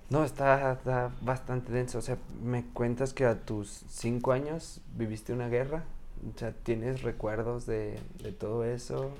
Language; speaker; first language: Spanish; native; Spanish